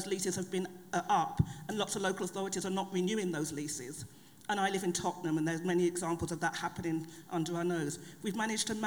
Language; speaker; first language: English; native; English